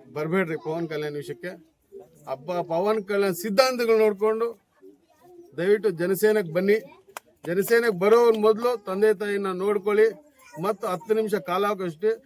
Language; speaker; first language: Kannada; native; Kannada